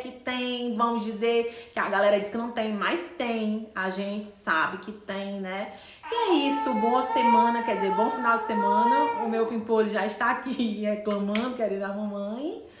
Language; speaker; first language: Portuguese; native; Portuguese